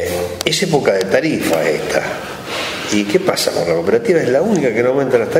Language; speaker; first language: Spanish; native; Spanish